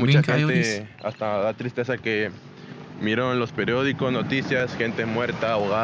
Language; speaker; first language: Spanish; native; Spanish